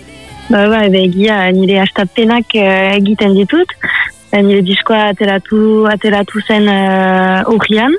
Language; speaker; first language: Basque; non-native, local second language; French